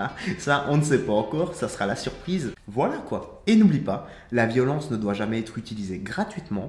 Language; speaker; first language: French; native; French